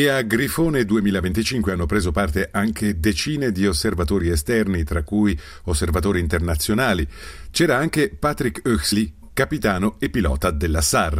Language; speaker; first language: Italian; native; Italian